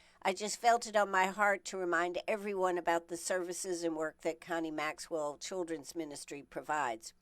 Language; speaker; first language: English; native; English